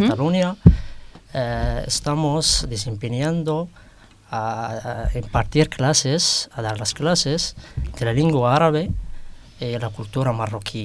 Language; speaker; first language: Spanish; non-native, fluent; Arabic